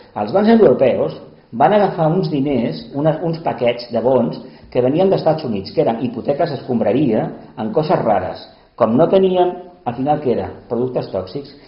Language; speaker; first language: Catalan; early bilingual, other home language; Spanish